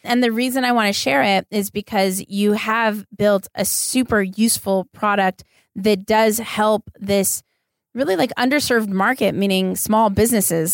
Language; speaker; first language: English; native; English